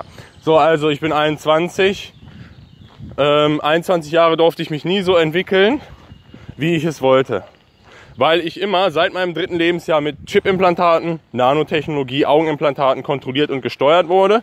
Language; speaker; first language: German; native; German